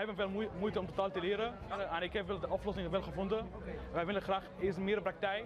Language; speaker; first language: Dutch; non-native, learner; Arabic